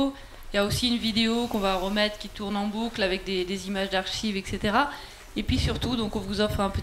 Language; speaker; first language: French; native; French